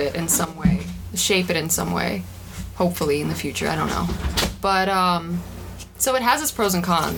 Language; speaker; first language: English; early bilingual, other home language; Albanian